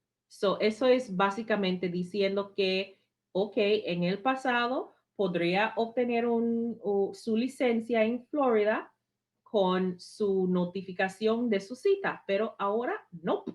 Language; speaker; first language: Spanish; non-native, fluent; English